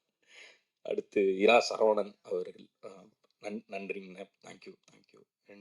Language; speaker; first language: Tamil; native; Tamil